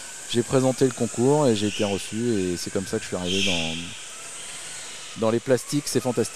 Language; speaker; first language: French; native; French